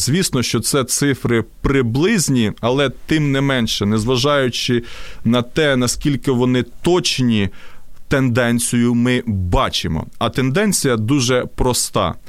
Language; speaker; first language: Ukrainian; non-native, local second language; Russian